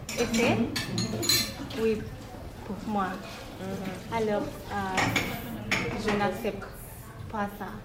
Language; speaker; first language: French; non-native, learner; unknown